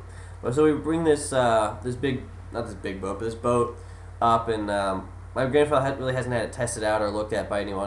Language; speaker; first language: English; native; English